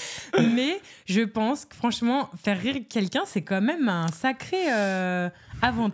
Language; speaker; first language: French; native; French